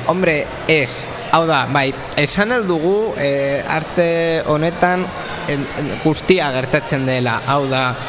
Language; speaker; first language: Basque; non-native, local second language; Spanish